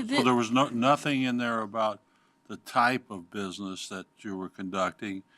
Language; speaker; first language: English; native; English